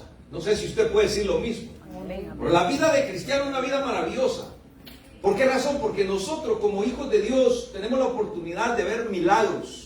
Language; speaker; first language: Spanish; native; Spanish